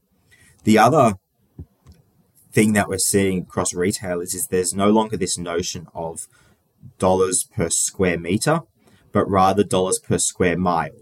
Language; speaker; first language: English; native; English